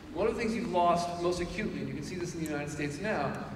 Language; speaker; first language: English; native; English